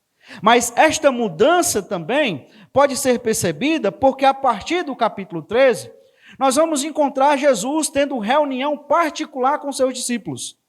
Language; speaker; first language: Portuguese; native; Portuguese